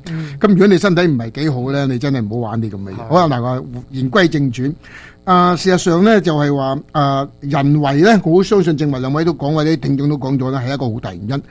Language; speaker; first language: Chinese; native; Chinese